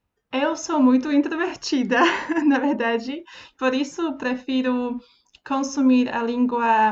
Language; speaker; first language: Portuguese; non-native, fluent; Slovak